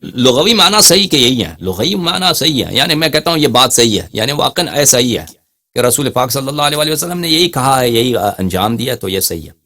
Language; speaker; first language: Urdu; non-native, fluent; Persian